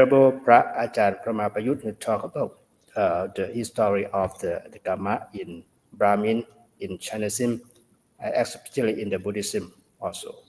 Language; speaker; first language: English; non-native, learner; Thai